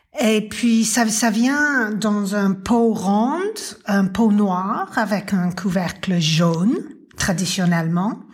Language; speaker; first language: French; non-native, fluent; English